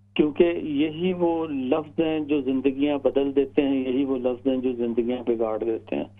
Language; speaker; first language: Urdu; native; Urdu